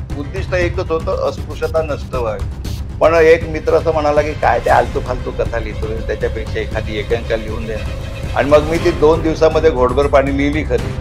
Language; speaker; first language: Marathi; native; Marathi